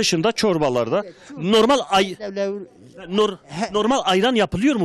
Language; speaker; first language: Turkish; native; Turkish